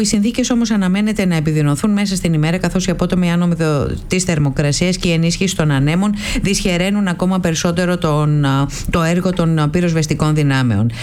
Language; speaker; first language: Greek; native; Greek